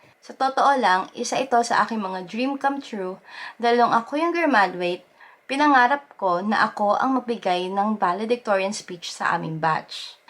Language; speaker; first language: Filipino; native; Filipino